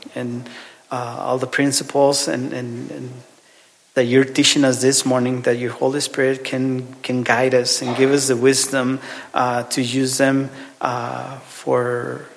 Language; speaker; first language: English; non-native, fluent; Spanish